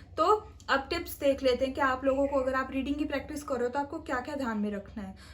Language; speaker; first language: Hindi; non-native, local second language; Punjabi